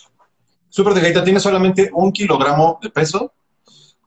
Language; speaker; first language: Spanish; native; Spanish